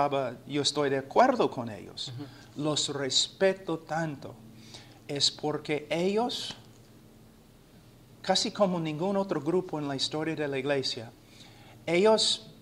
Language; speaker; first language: Spanish; non-native, fluent; English